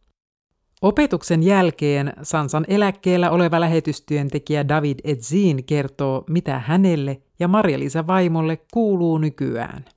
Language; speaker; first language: Finnish; native; Finnish